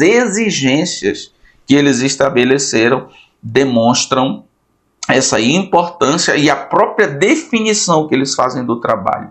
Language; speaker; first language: Portuguese; native; Portuguese